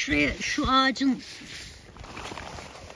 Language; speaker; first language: Turkish; native; Turkish